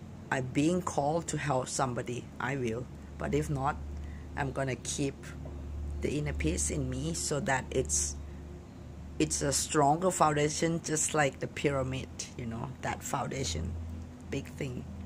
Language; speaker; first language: English; non-native, fluent; Thai